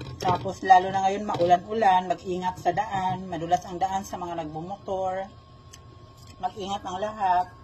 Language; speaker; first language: Filipino; non-native, local second language; Cebuano